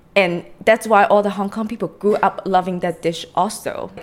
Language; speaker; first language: English; non-native, local second language; Cantonese